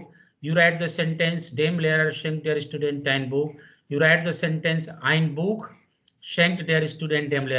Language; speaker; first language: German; non-native, fluent; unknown